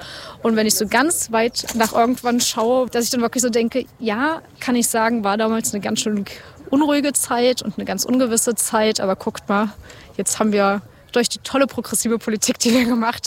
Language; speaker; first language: German; native; German